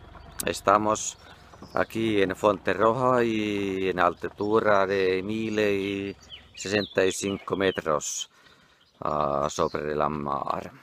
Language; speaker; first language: Spanish; non-native, learner; Finnish